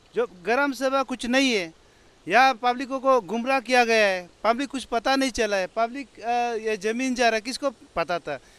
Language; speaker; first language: Hindi; non-native, local second language; Adi